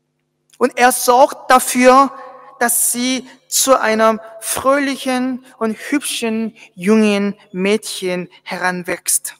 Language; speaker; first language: German; non-native, fluent; Korean